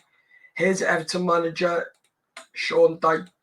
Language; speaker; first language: English; native; English